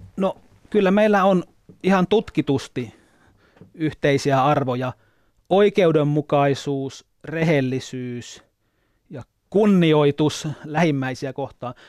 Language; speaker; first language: Finnish; native; Finnish